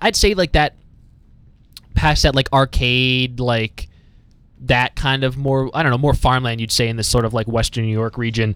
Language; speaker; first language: English; native; English